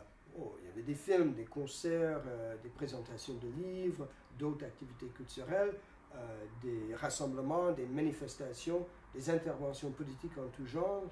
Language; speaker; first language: French; non-native, fluent; English